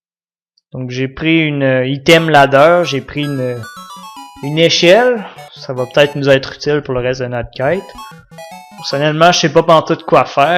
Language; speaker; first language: French; native; French